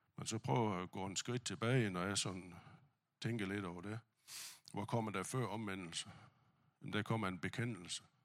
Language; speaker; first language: Danish; non-native, fluent; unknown